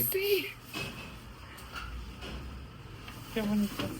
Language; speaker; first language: Spanish; non-native, learner; English